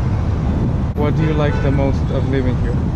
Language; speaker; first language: English; non-native, local second language; Spanish